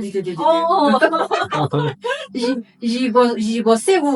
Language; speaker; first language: Chinese; non-native, local second language; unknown